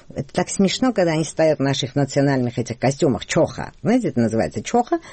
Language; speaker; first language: Russian; non-native, local second language; Georgian